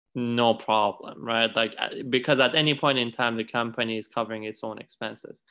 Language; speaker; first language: English; non-native, fluent; Persian